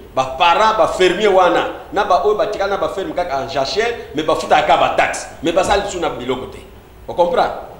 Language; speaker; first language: Lingala; non-native, local second language; Kituba (Democratic Republic of Congo)